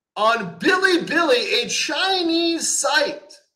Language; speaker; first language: English; native; English